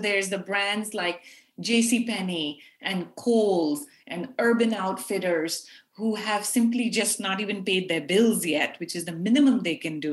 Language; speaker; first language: English; non-native, local second language; Urdu